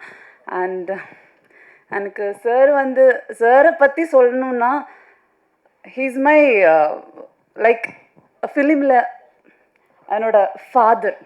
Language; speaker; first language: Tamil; non-native, fluent; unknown